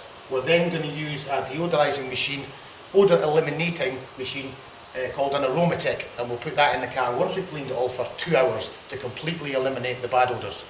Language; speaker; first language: English; native; English